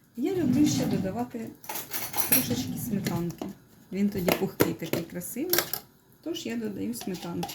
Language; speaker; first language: Ukrainian; non-native, local second language; Russian